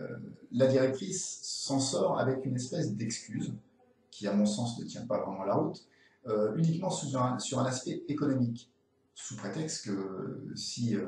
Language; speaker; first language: French; native; French